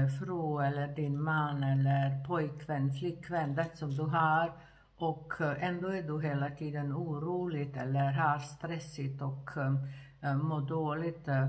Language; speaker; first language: Swedish; non-native, fluent; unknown